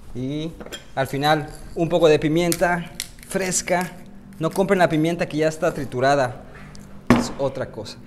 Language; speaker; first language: Spanish; early bilingual, heritage; Spanish